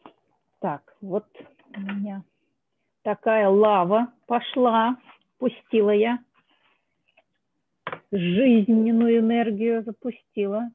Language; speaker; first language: Russian; native; Russian